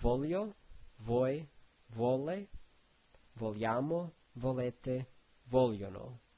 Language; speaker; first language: Italian; non-native, learner; English